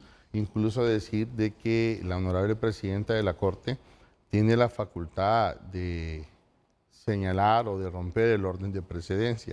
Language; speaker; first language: Spanish; native; Spanish